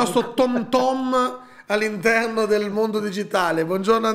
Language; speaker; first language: Italian; native; Italian